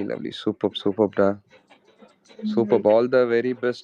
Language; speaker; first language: Tamil; native; Tamil